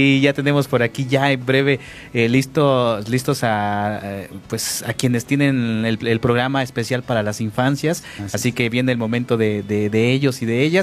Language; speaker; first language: Spanish; native; Spanish